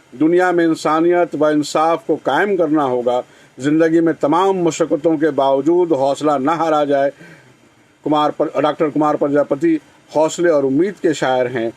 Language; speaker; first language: Urdu; native; Urdu